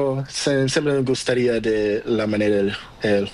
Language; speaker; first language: Spanish; non-native, learner; Portuguese